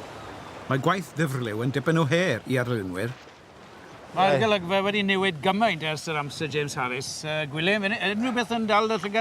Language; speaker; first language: Welsh; native; Welsh